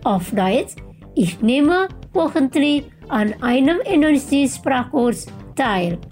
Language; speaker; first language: German; non-native, fluent; Indonesian